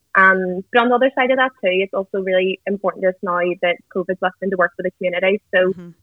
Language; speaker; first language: English; native; English